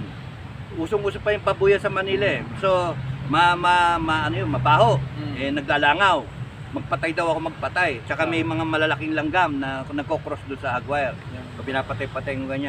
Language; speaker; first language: Filipino; native; Filipino